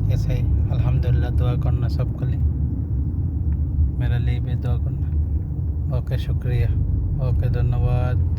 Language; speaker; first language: Hindi; non-native, learner; Bangla